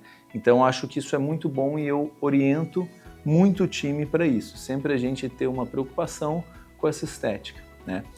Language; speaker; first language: Portuguese; native; Portuguese